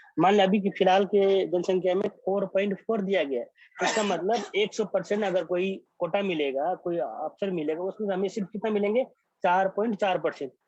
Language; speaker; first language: Hindi; non-native, local second language; Maithili